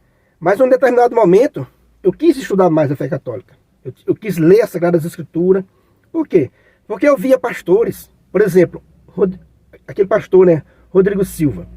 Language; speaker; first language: Portuguese; native; Portuguese